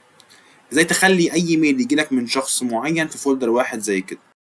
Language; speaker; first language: Arabic; native; Arabic